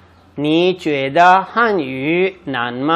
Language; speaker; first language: Chinese; non-native, learner; Urdu